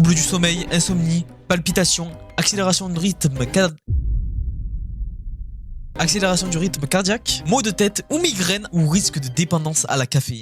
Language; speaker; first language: French; native; French